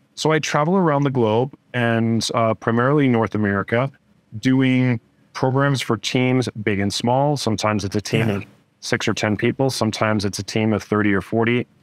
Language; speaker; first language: English; native; English